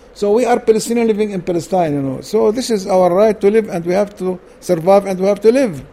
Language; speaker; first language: English; non-native, learner; Arabic